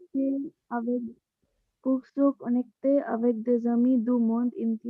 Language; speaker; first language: French; non-native, learner; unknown